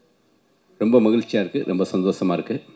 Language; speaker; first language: Tamil; native; Tamil